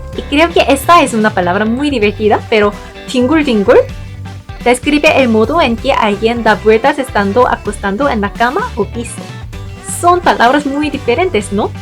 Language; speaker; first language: Spanish; non-native, fluent; Korean